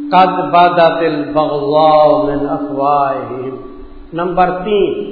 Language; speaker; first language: Urdu; non-native, local second language; Punjabi